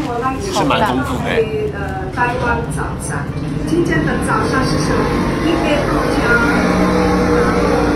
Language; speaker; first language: Chinese; non-native, learner; English